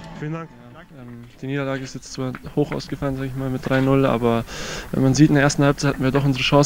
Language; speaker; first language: German; native; German